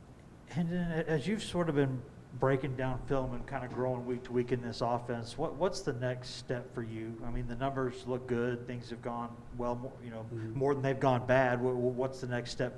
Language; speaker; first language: English; native; English